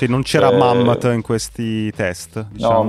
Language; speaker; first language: Italian; native; Italian